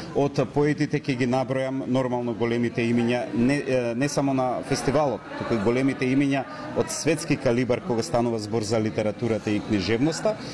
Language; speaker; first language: Macedonian; native; Macedonian